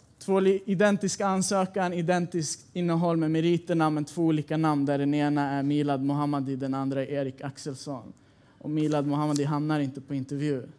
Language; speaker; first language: Swedish; early bilingual, other home language; Persian